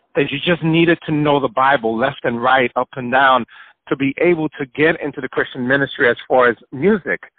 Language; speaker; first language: English; early bilingual, other home language; Spanish